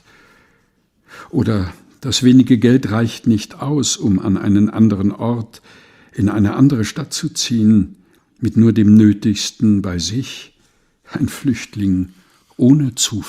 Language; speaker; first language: German; non-native, fluent; Portuguese